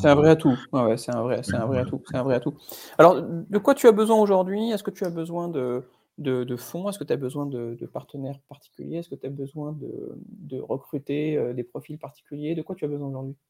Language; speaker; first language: French; native; French